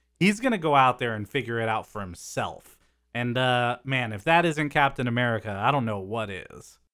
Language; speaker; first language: English; native; English